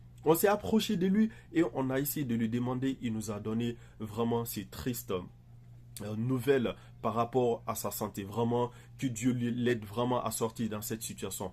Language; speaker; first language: French; native; French